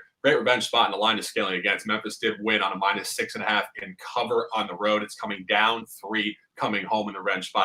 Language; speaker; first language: English; native; English